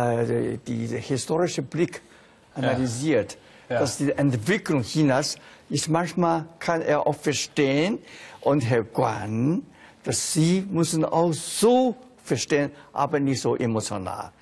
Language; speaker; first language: German; non-native, fluent; Chinese